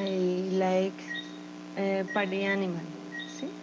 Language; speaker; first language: English; non-native, learner; Spanish